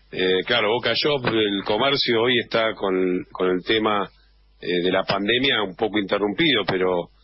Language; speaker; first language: Spanish; native; Spanish